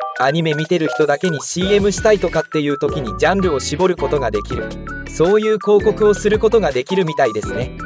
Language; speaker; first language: Japanese; native; Japanese